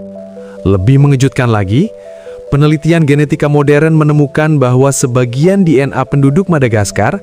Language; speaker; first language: Indonesian; native; Indonesian